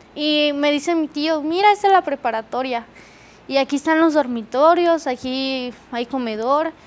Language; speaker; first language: Spanish; native; Spanish